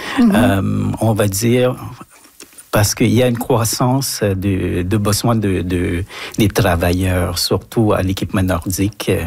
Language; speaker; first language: French; non-native, fluent; Filipino